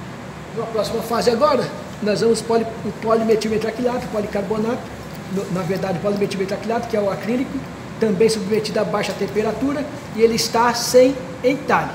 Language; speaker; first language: Portuguese; native; Portuguese